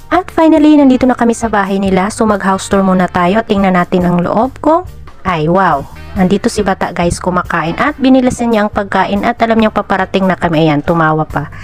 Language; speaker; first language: Filipino; non-native, local second language; Waray